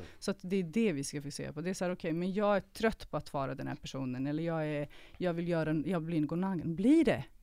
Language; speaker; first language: Swedish; early bilingual, other home language; Serbian